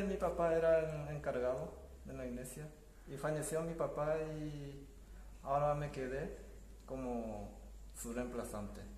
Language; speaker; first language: Spanish; early bilingual, other home language; Japanese